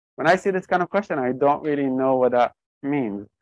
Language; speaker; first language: English; non-native, fluent; Hebrew